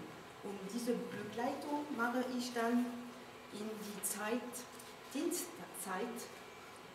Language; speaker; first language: German; non-native, learner; French